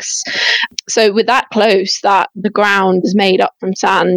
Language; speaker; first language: English; native; English